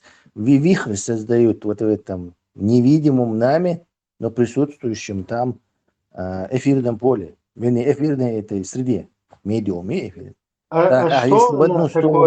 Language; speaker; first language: Russian; non-native, local second language; Chechen